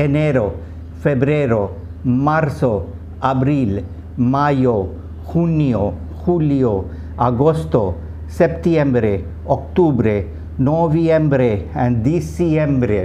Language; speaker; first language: Spanish; non-native, fluent; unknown